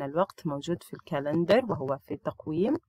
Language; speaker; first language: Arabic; native; Arabic